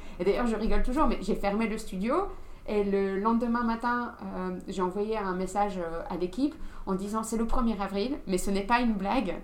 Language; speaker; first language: French; non-native, fluent; English